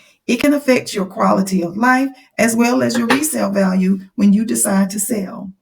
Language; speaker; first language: English; native; English